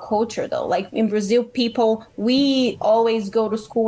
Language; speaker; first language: English; non-native, fluent; Portuguese